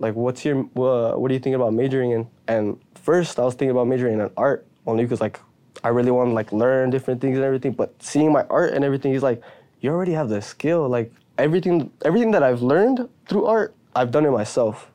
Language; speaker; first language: English; early bilingual, other home language; Spanish